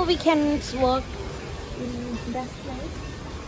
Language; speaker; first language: English; non-native, learner; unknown